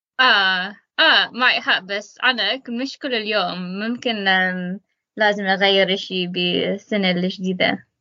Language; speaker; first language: Arabic; non-native, learner; English